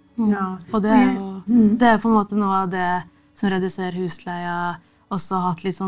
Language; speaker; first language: Norwegian; native; Norwegian